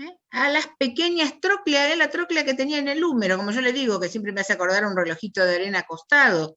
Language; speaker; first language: Spanish; native; Spanish